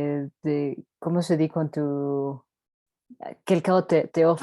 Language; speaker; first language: French; non-native, learner; Spanish